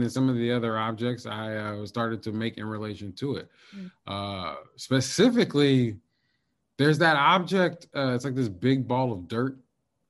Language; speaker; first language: English; native; English